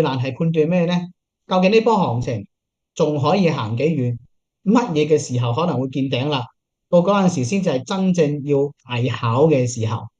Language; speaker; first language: Cantonese; native; Cantonese